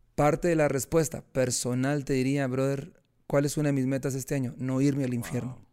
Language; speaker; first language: Spanish; native; Spanish